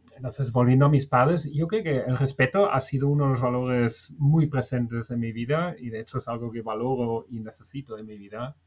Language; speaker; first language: Spanish; non-native, fluent; German